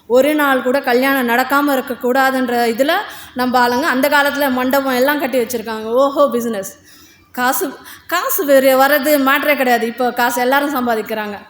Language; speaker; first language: Tamil; non-native, local second language; Telugu